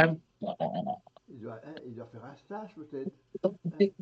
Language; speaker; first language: French; native; French